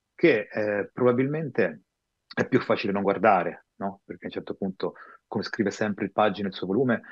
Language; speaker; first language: Italian; native; Italian